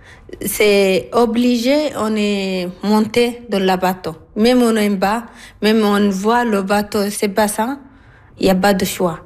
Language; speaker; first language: French; non-native, learner; Arabic